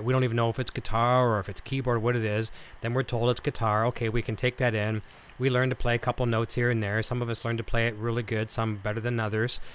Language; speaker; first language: English; native; English